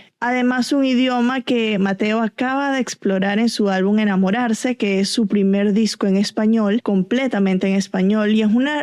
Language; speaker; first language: Spanish; native; Spanish